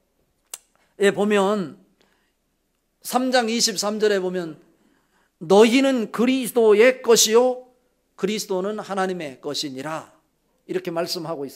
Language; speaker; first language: Korean; native; Korean